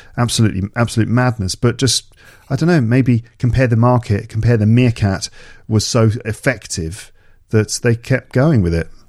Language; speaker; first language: English; native; English